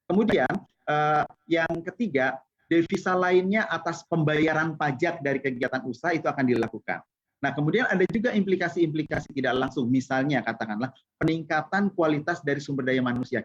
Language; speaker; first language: Indonesian; native; Indonesian